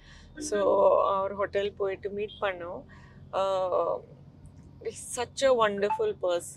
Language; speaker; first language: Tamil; non-native, fluent; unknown